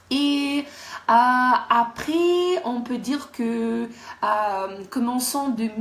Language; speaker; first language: French; non-native, fluent; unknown